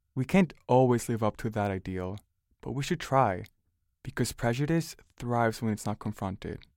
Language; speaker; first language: English; early bilingual, other home language; Spanish